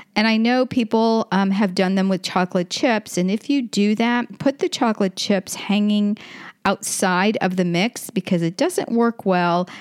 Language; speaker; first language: English; native; English